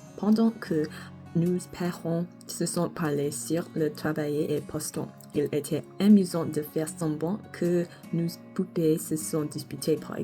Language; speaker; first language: French; non-native, learner; English